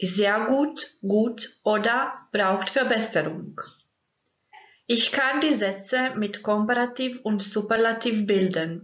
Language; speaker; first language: German; non-native, fluent; Croatian